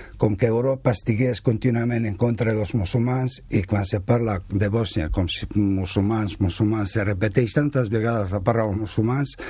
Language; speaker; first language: Catalan; non-native, fluent; Bosnian